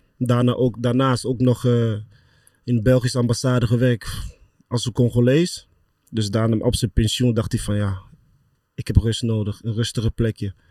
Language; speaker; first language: Dutch; early bilingual, other home language; Lingala